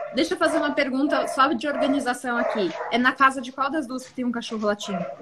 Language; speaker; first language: Portuguese; native; Portuguese